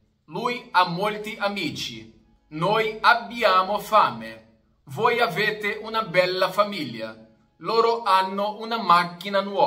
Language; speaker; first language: Italian; non-native, fluent; Portuguese